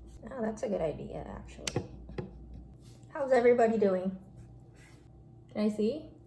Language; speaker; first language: English; early bilingual, other home language; Korean